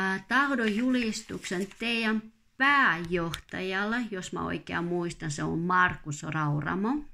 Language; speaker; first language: Finnish; non-native, fluent; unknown